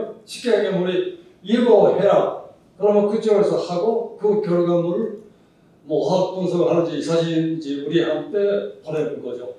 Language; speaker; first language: Korean; early bilingual, heritage; Japanese